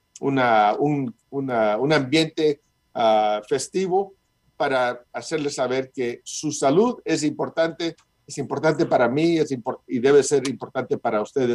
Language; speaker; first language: Spanish; early bilingual, heritage; Spanish